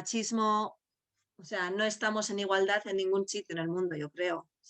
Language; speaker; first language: Spanish; non-native, local second language; Basque